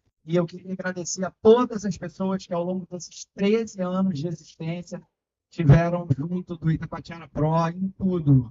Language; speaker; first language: Portuguese; native; Portuguese